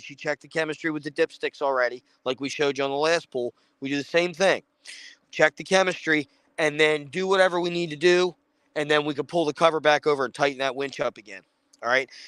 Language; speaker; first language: English; native; English